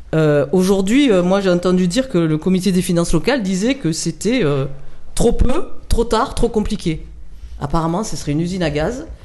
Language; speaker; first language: French; native; French